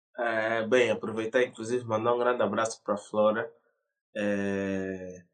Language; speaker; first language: Portuguese; native; Portuguese